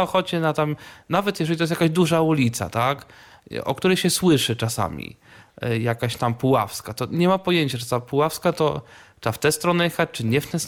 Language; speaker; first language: Polish; native; Polish